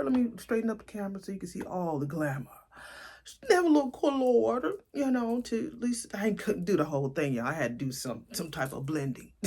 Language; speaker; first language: English; native; English